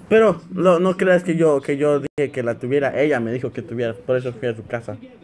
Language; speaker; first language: Spanish; early bilingual, heritage; Spanish